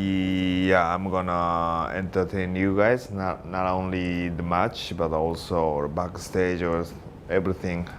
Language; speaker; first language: English; non-native, learner; Japanese